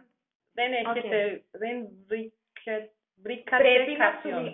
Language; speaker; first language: Greek; non-native, fluent; German